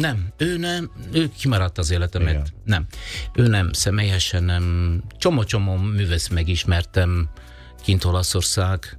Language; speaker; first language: Hungarian; non-native, learner; Italian